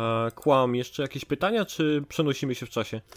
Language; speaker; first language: Polish; native; Polish